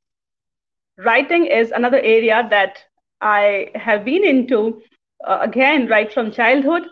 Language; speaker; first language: English; non-native, local second language; Hindi